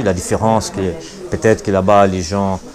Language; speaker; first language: French; non-native, learner; Portuguese